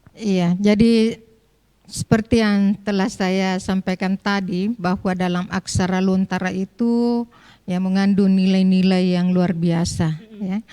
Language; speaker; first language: Indonesian; non-native, local second language; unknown